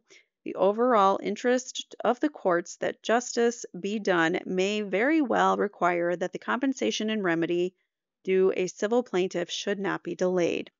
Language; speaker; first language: English; native; English